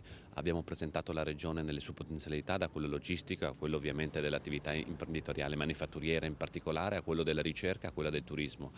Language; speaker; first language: Italian; native; Italian